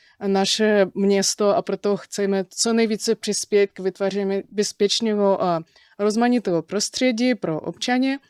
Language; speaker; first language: Czech; non-native, fluent; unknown